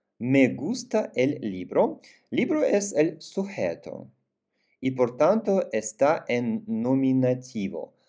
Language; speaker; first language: Spanish; non-native, fluent; Russian